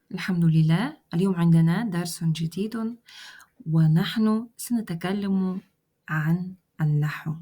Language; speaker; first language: Arabic; non-native, fluent; Russian